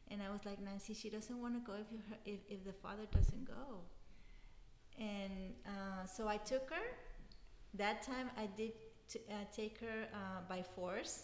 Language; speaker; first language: English; non-native, fluent; Spanish